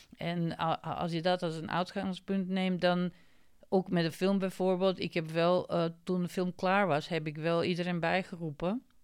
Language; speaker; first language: Dutch; non-native, fluent; Macedonian